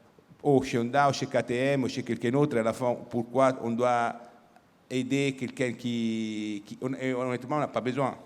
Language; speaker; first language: French; non-native, fluent; Italian